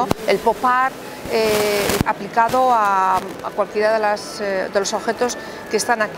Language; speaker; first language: Spanish; native; Spanish